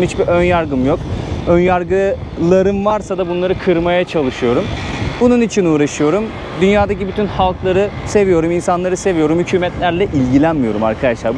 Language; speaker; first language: Turkish; native; Turkish